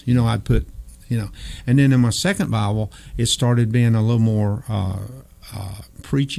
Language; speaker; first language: English; native; English